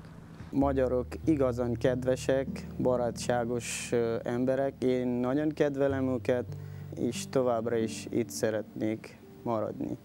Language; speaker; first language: Hungarian; non-native, fluent; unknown